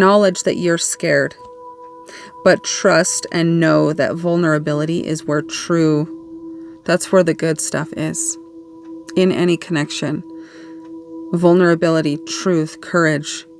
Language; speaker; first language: English; native; English